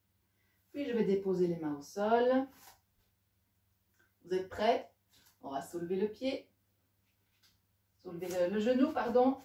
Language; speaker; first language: French; native; French